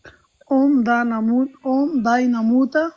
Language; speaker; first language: German; non-native, learner; Pashto